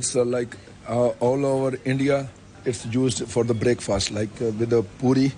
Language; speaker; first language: English; non-native, local second language; Punjabi